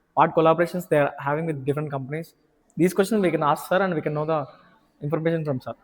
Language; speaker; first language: English; non-native, local second language; Telugu